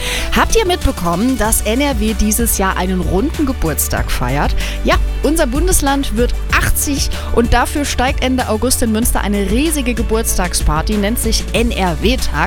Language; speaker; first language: German; native; German